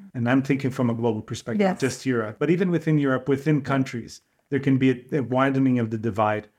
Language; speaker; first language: English; non-native, fluent; Portuguese